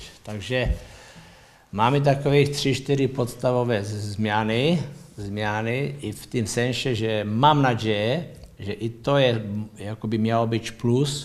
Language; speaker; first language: Polish; non-native, learner; Czech